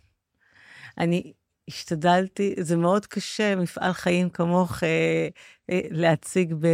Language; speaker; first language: Hebrew; native; Hebrew